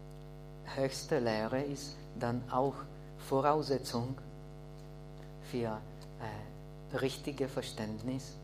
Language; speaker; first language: German; non-native, fluent; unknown